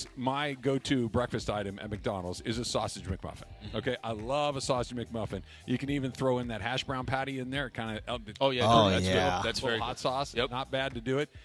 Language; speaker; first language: English; native; English